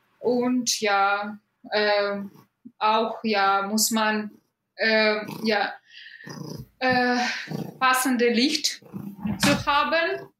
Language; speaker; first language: German; non-native, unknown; Russian